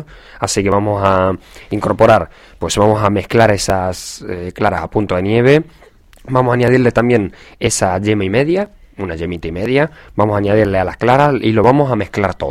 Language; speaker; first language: Spanish; native; Spanish